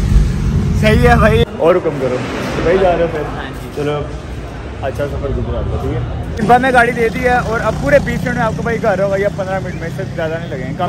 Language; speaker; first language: Urdu; non-native, local second language; Punjabi